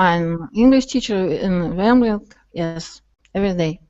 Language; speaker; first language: English; non-native, learner; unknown